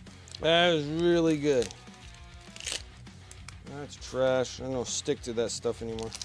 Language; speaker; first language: English; native; English